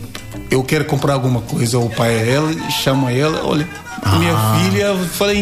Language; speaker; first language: Portuguese; non-native, learner; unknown